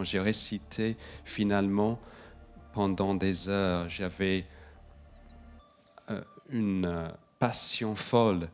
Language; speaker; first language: French; non-native, fluent; English